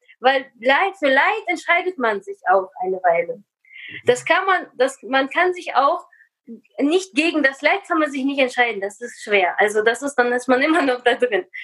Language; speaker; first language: German; early bilingual, other home language; Russian